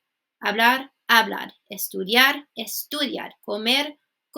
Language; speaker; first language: Spanish; non-native, fluent; English